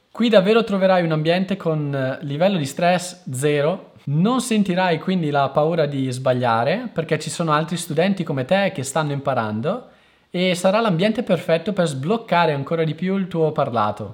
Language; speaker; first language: Italian; native; Italian